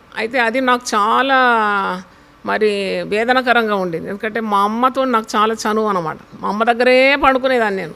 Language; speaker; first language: Telugu; non-native, local second language; Malayalam